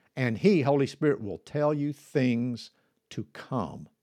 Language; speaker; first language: English; native; English